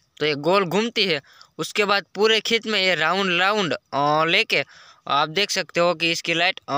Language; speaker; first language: Hindi; non-native, local second language; Gujarati